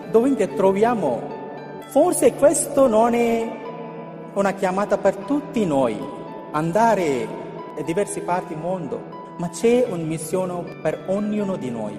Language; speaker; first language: Italian; non-native, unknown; Telugu